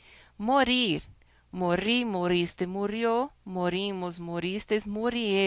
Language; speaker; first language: Spanish; non-native, fluent; Portuguese